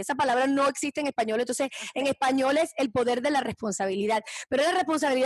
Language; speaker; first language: Spanish; early bilingual, heritage; Spanish